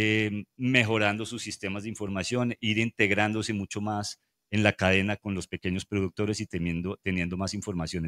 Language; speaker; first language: Spanish; native; Spanish